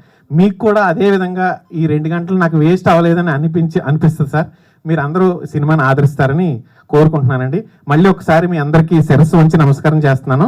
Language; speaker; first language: Telugu; native; Telugu